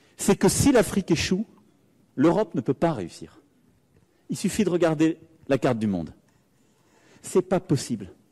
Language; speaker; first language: French; native; French